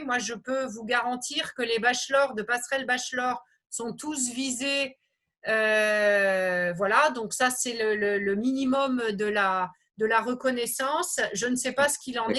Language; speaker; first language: French; native; French